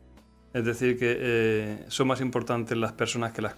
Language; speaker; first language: Spanish; native; Spanish